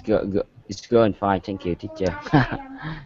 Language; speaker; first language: English; non-native, learner; Vietnamese